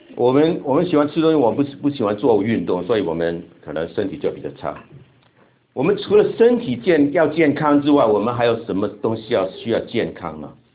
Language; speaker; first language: Chinese; non-native, local second language; Cantonese